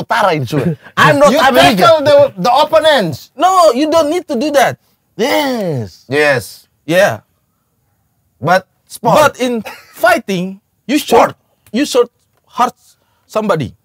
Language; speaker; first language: English; non-native, learner; Indonesian